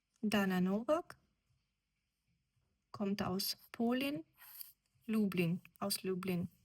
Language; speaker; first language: German; non-native, fluent; Ukrainian